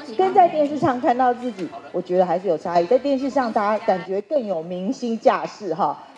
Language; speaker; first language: Chinese; native; Chinese